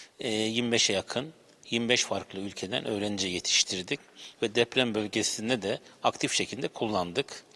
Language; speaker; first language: Turkish; native; Turkish